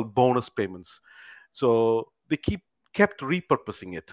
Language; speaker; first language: English; non-native, local second language; Tamil